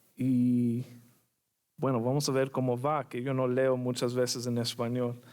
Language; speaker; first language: Spanish; early bilingual, heritage; Spanish